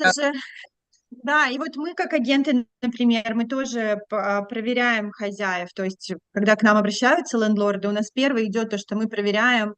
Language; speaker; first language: Russian; native; Russian